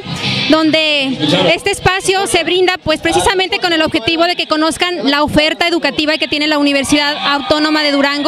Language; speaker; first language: Spanish; native; Spanish